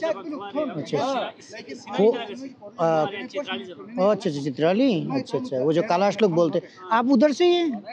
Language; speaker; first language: Hindi; non-native, fluent; Bangla